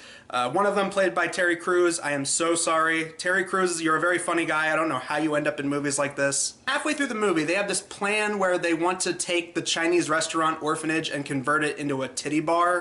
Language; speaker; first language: English; native; English